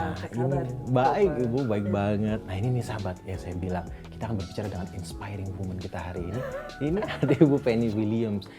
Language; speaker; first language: Indonesian; native; Indonesian